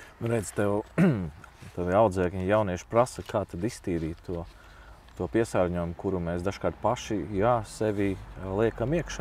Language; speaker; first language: Latvian; native; Latvian